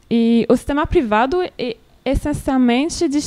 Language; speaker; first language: Portuguese; non-native, learner; French